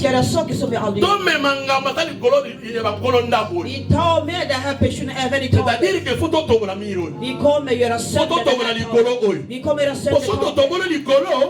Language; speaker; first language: Swedish; non-native, learner; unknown